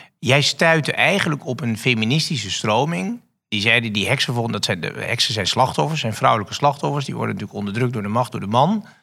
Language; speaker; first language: Dutch; native; Dutch